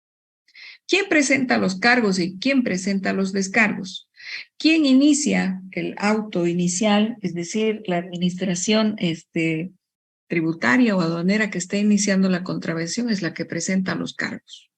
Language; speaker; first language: Spanish; native; Spanish